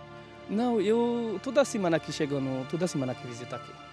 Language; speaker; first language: Portuguese; non-native, learner; Bangla